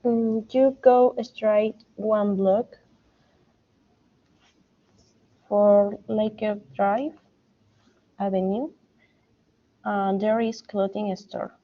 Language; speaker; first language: English; non-native, learner; Spanish